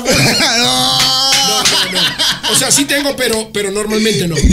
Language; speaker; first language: Spanish; native; Spanish